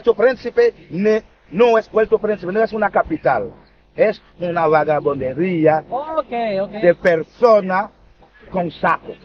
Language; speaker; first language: Spanish; non-native, learner; Haitian Creole